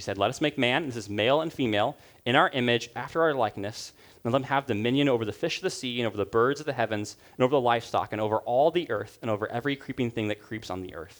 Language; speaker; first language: English; native; English